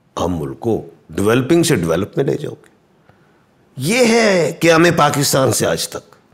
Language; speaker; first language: Urdu; non-native, local second language; Punjabi